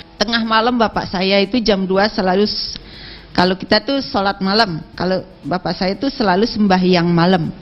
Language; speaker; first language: Indonesian; non-native, local second language; Balinese